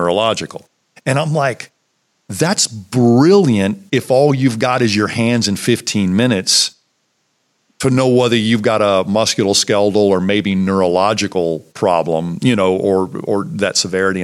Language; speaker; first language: English; native; English